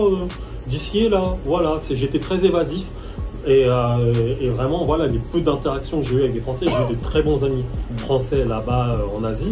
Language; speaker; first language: French; native; French